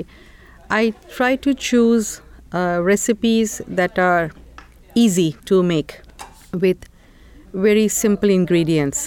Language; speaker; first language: English; non-native, local second language; Hindi